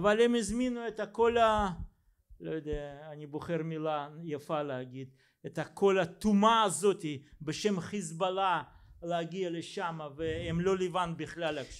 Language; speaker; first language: Hebrew; non-native, fluent; Russian